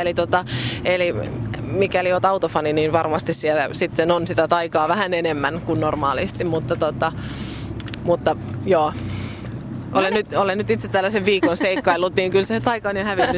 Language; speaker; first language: Finnish; native; Finnish